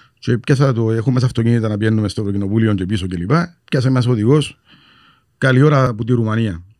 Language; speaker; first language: Greek; native; Greek